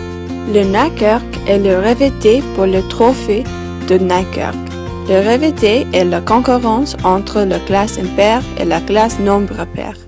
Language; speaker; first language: French; non-native, learner; English